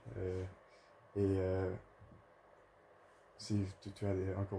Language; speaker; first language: French; non-native, learner; Dutch